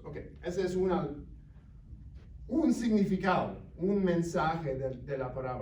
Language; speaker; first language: Spanish; non-native, fluent; English